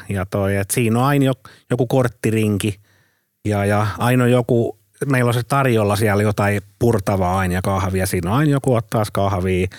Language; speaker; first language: Finnish; native; Finnish